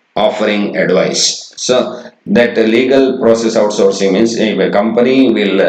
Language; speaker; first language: English; non-native, local second language; Kannada